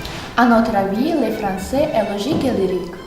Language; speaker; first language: French; non-native, learner; Ukrainian